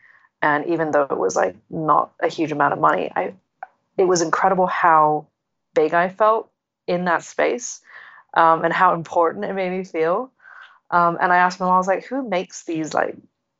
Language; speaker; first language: English; non-native, local second language; Cantonese